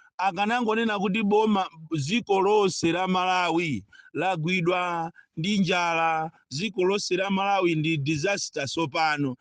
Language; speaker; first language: Nyanja; non-native, local second language; Yao